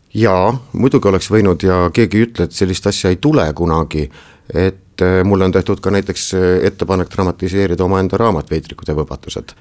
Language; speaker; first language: Estonian; native; Estonian